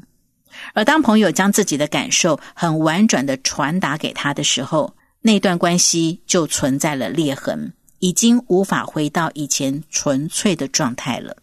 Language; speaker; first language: Chinese; native; Chinese